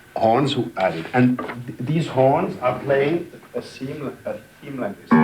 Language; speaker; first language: English; non-native, fluent; French